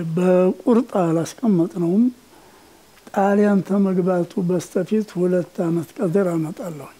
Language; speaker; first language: Amharic; native; Amharic